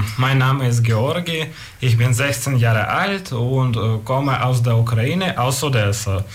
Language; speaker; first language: German; non-native, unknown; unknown